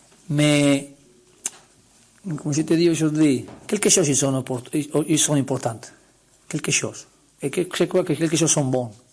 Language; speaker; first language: French; non-native, learner; Spanish